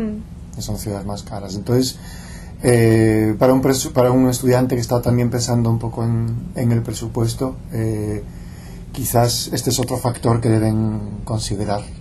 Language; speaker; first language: Spanish; non-native, local second language; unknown